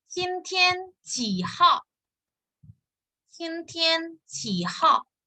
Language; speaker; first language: Chinese; non-native, fluent; Indonesian